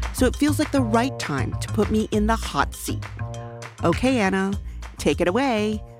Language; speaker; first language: English; early bilingual, other home language; Chinese